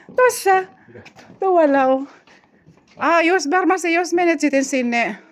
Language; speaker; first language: Finnish; non-native, learner; Filipino